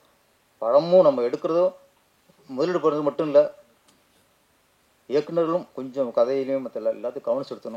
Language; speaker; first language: Tamil; native; Tamil